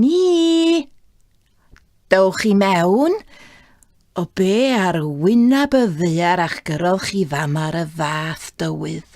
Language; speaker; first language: Welsh; native; Welsh